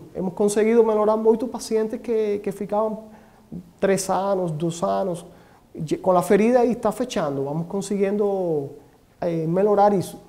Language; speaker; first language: Portuguese; non-native, learner; Spanish